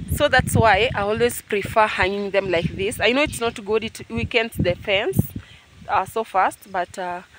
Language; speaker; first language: English; non-native, local second language; Luo (Kenya and Tanzania)